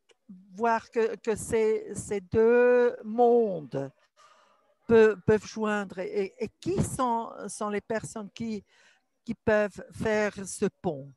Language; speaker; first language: French; non-native, local second language; German